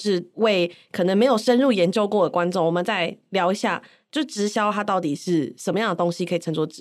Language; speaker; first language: Chinese; native; Chinese